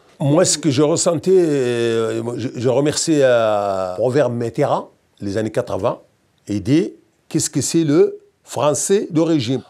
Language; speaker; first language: French; non-native, local second language; Berber languages